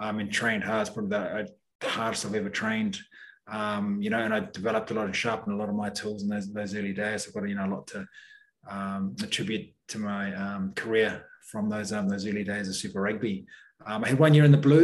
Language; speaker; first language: English; native; English